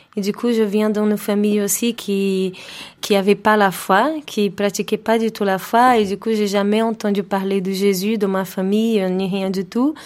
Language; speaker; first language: French; non-native, fluent; Portuguese